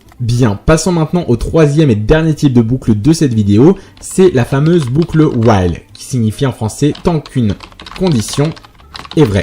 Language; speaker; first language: French; native; French